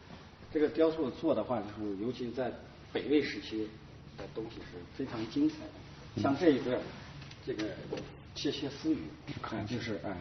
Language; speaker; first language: Chinese; native; Chinese